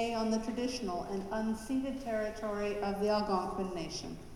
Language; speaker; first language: English; native; English